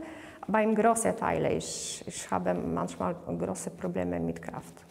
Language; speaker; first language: German; non-native, learner; Polish